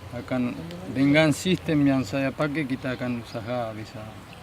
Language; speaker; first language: Indonesian; non-native, fluent; Spanish